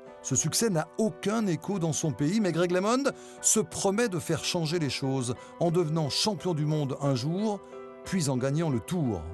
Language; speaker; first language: French; native; French